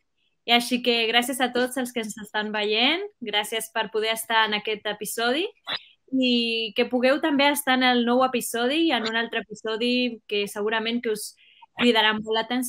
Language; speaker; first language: Catalan; native; Catalan